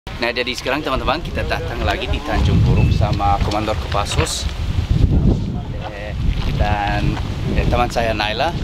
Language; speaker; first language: Indonesian; non-native, fluent; English